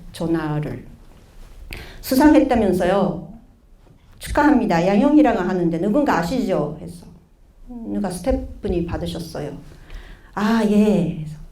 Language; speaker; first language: Korean; early bilingual, heritage; Korean